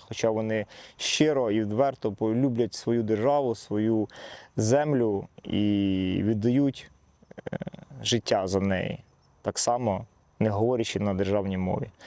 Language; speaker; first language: Ukrainian; non-native, local second language; Russian